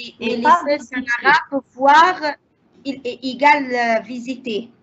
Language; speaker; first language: French; non-native, learner; Arabic